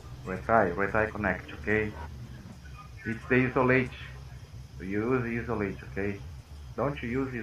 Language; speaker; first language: English; non-native, learner; Portuguese